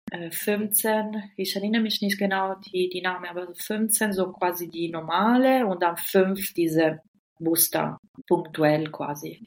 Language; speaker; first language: German; non-native, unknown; Italian